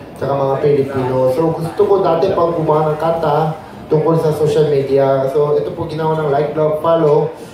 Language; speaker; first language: Filipino; non-native, fluent; Korean